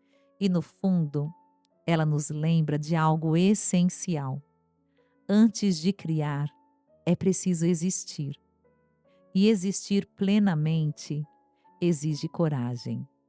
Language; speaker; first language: Portuguese; native; Portuguese